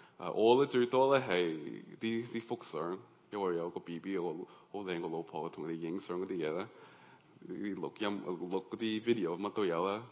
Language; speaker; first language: Cantonese; early bilingual, heritage; Cantonese